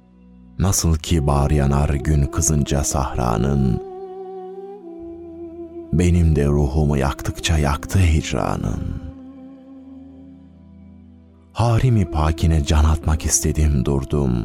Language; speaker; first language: Turkish; native; Turkish